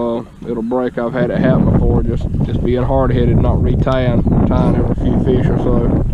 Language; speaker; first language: English; native; English